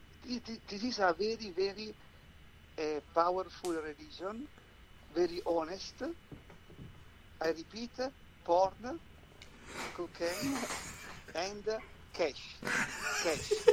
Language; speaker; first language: English; non-native, learner; Italian